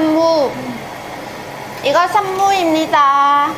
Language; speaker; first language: Korean; non-native, learner; Vietnamese